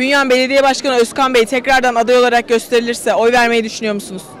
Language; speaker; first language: Turkish; native; Turkish